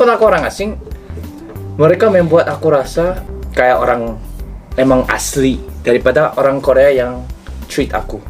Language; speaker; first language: Indonesian; non-native, fluent; Korean